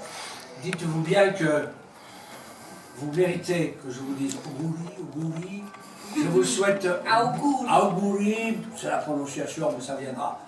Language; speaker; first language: French; native; French